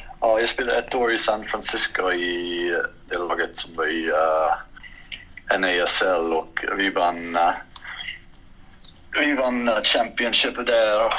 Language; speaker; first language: Swedish; non-native, fluent; English